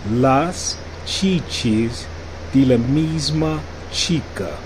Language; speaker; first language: Spanish; non-native, learner; English